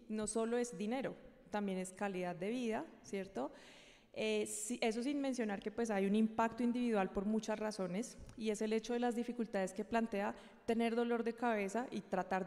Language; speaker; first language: Spanish; native; Spanish